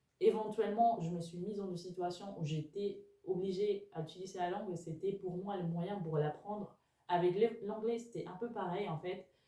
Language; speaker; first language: French; non-native, fluent; Spanish